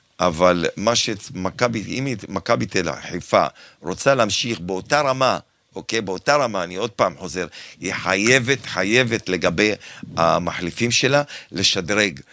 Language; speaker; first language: Hebrew; native; Hebrew